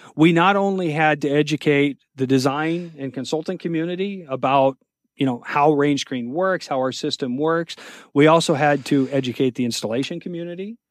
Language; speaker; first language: English; native; English